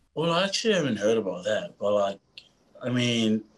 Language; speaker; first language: English; non-native, fluent; Tongan